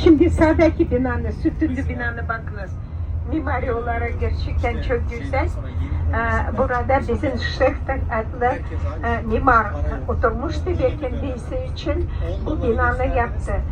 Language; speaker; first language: Turkish; non-native, fluent; Russian